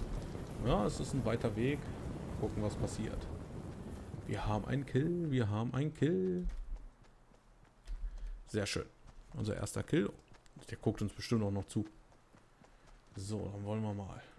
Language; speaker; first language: German; native; German